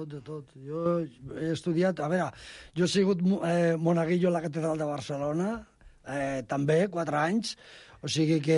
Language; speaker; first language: Catalan; non-native, local second language; Spanish